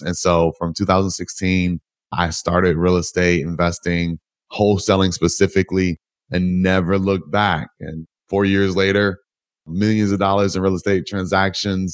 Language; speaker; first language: English; native; English